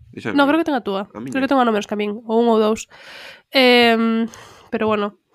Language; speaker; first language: Galician; non-native, local second language; Spanish